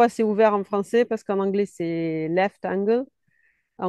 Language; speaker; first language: French; native; French